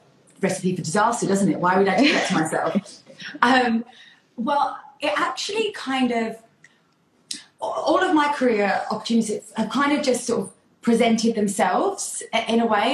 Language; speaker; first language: English; native; English